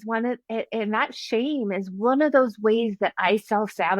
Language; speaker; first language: English; native; English